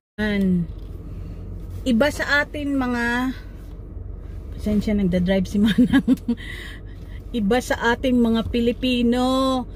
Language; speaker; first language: Filipino; non-native, local second language; Cebuano